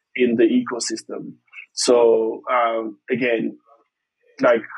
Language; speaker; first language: English; non-native, fluent; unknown